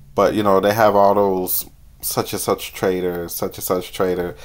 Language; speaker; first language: English; native; English